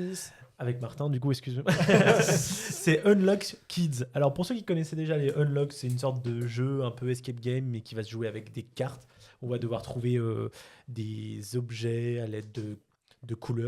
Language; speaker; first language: French; native; French